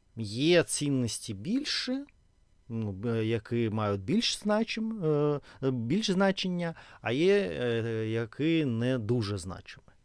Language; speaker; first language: Ukrainian; non-native, local second language; Russian